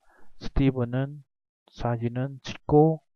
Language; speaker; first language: Korean; non-native, learner; Vietnamese